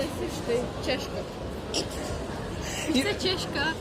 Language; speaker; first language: Czech; non-native, learner; Ukrainian